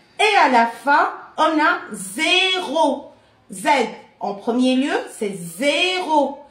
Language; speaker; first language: French; non-native, local second language; Arabic